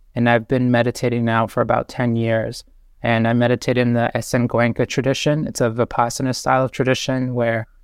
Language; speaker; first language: English; native; English